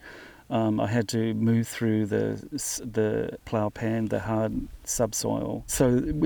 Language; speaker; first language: English; native; English